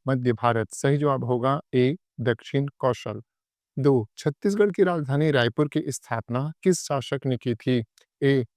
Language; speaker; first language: Hindi; native; Hindi